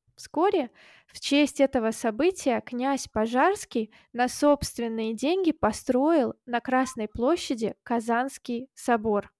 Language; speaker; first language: Russian; native; Russian